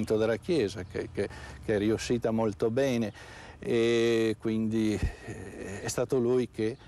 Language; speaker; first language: Italian; native; Italian